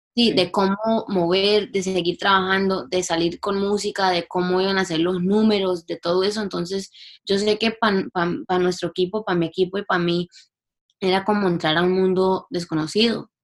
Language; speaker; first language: Spanish; early bilingual, heritage; English